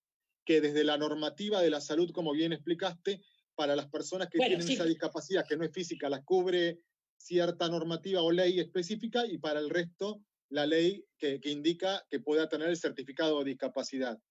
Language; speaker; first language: Spanish; native; Spanish